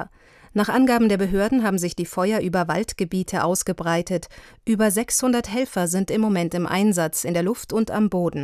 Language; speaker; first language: German; native; German